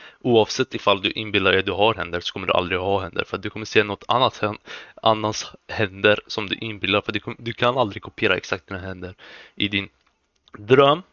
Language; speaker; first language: Swedish; early bilingual, other home language; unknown